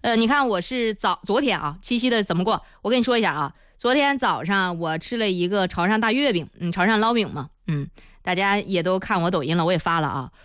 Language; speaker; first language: Chinese; native; Chinese